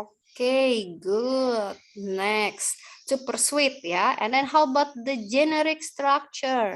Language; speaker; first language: English; non-native, learner; Indonesian